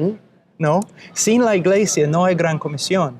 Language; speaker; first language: Spanish; non-native, fluent; English